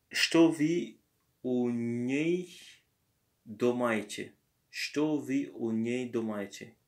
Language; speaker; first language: Russian; non-native, learner; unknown